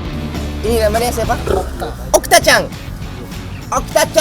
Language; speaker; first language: Indonesian; non-native, learner; Japanese